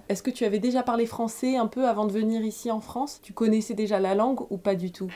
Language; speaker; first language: French; native; French